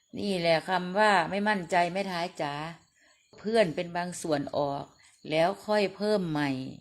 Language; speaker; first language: Thai; non-native, local second language; Northeastern Thai